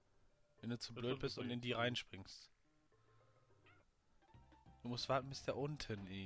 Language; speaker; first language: German; native; German